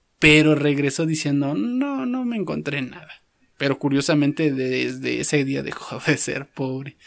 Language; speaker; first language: Spanish; native; Spanish